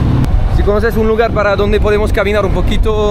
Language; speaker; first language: Spanish; non-native, learner; French